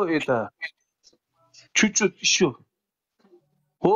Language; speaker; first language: Russian; non-native, learner; Uzbek